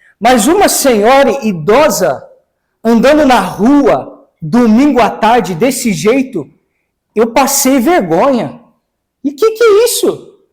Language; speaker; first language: Portuguese; non-native, fluent; English